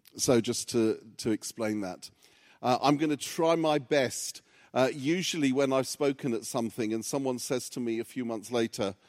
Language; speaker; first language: English; early bilingual, other home language; Greek